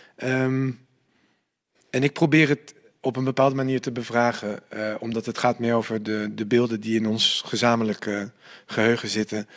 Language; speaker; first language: Dutch; native; Dutch